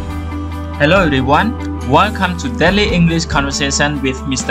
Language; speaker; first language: English; non-native, learner; Khmer